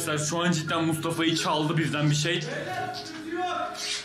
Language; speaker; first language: Turkish; native; Turkish